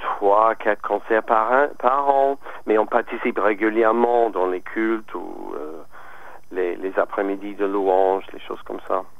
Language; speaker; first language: French; non-native, fluent; English